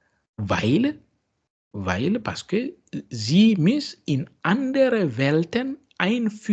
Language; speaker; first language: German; non-native, fluent; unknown